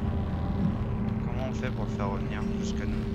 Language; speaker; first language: French; native; French